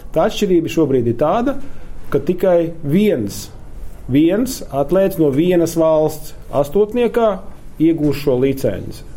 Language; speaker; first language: Latvian; native; Latvian